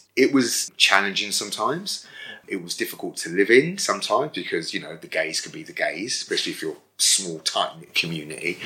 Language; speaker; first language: English; native; English